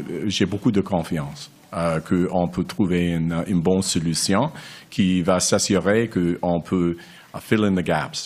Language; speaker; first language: French; non-native, local second language; English